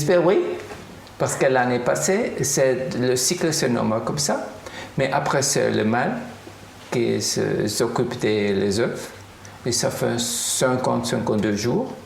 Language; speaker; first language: French; non-native, fluent; German